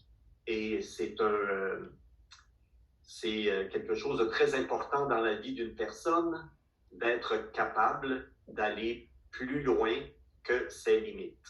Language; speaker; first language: French; native; French